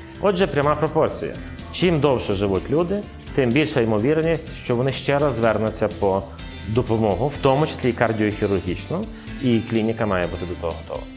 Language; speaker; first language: Ukrainian; native; Ukrainian